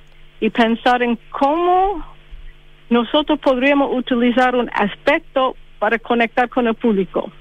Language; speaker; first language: Spanish; non-native, fluent; English